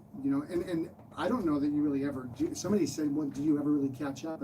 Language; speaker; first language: English; native; English